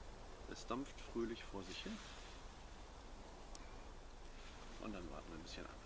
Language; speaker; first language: German; native; German